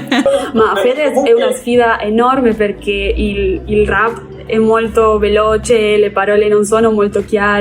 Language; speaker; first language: Italian; non-native, fluent; Spanish